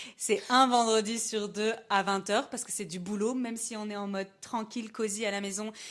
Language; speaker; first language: French; native; French